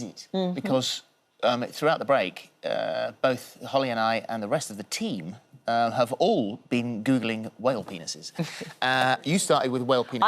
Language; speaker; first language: English; native; English